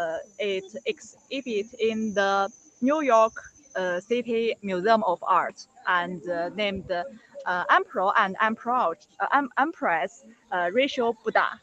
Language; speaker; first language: English; non-native, learner; Chinese